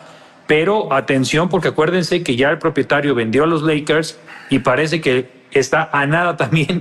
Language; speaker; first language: Spanish; native; Spanish